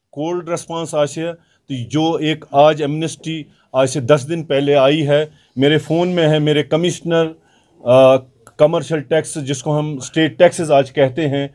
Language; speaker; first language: Hindi; non-native, local second language; Kashmiri